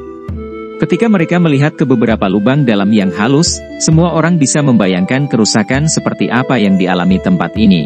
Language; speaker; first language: Indonesian; native; Indonesian